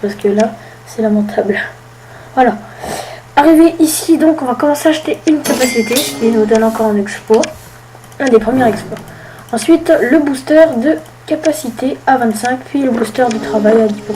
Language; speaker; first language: French; native; French